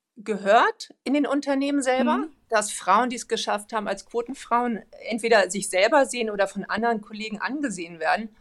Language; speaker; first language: German; non-native, fluent; Swedish